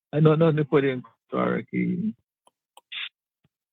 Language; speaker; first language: Spanish; non-native, learner; English